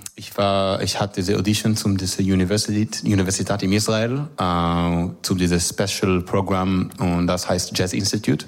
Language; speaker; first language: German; non-native, learner; Hebrew